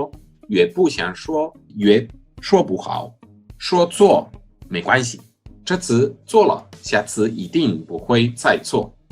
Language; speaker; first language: Chinese; non-native, fluent; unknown